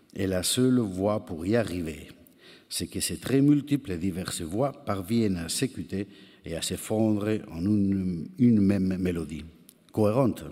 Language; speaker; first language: French; non-native, fluent; Spanish